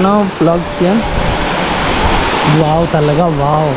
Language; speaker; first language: Filipino; non-native, learner; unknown